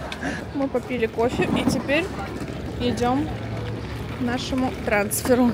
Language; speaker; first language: Russian; native; Russian